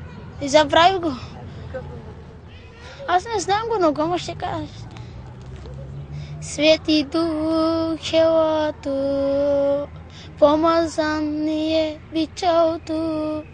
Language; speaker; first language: Bulgarian; non-native, local second language; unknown